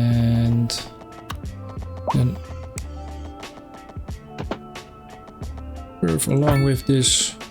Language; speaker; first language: English; non-native, fluent; Dutch